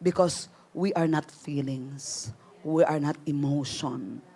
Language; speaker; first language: English; non-native, local second language; Filipino